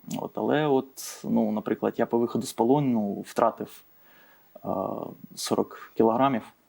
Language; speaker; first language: Ukrainian; native; Ukrainian